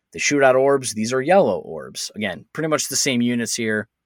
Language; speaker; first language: English; native; English